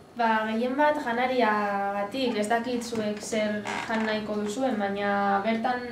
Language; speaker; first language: Basque; non-native, local second language; Spanish